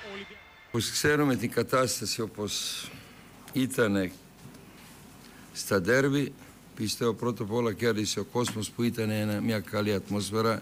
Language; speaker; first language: Greek; non-native, fluent; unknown